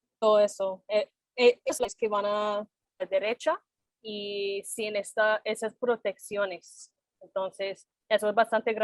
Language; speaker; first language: Spanish; non-native, fluent; English